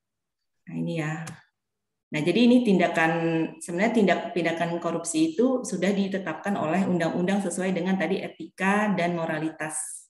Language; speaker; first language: Indonesian; native; Indonesian